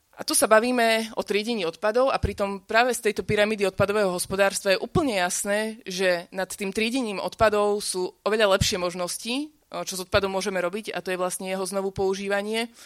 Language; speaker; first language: Slovak; native; Slovak